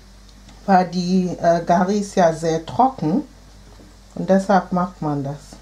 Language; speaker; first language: German; non-native, fluent; Akan